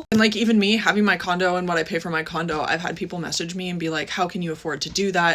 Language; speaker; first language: English; native; English